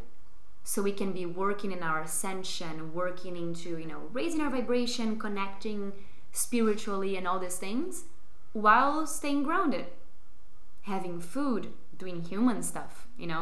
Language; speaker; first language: English; non-native, fluent; Portuguese